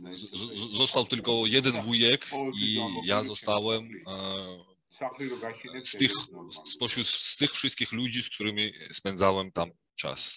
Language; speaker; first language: Polish; non-native, fluent; Georgian